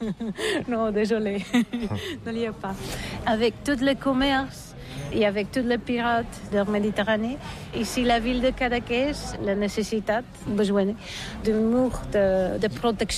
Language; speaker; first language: French; non-native, learner; Catalan